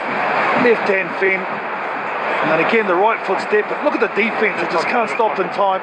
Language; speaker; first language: English; native; English